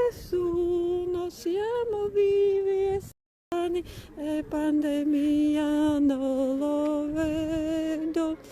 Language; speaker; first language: Italian; non-native, learner; Latvian